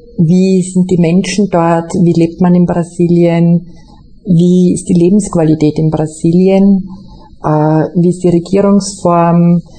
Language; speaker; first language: German; native; German